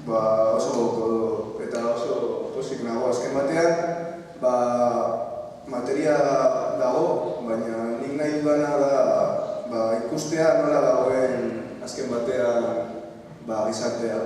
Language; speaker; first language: Basque; non-native, local second language; Spanish